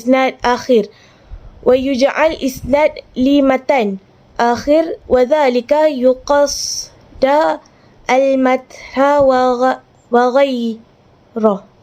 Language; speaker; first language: Arabic; non-native, learner; Malay